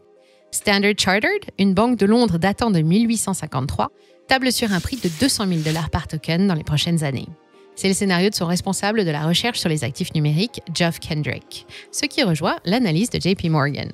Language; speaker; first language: French; native; French